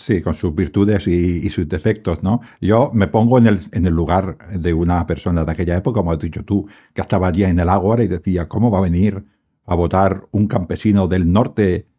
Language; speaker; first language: Spanish; native; Spanish